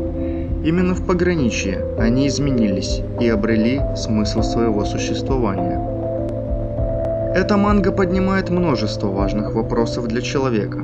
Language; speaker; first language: Russian; native; Russian